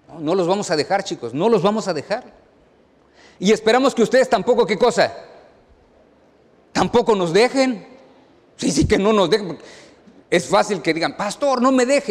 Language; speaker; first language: Spanish; native; Spanish